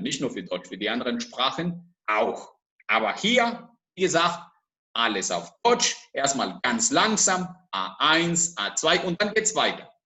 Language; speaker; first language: German; non-native, fluent; Spanish